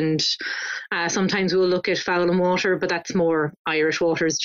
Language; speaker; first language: English; native; English